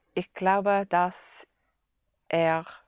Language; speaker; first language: German; non-native, learner; English